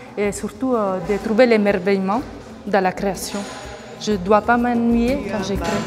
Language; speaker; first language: French; non-native, fluent; Italian